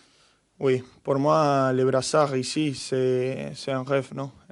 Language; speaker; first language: French; non-native, fluent; Spanish